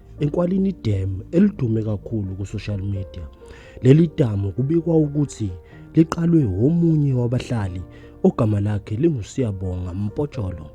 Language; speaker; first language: Zulu; native; Zulu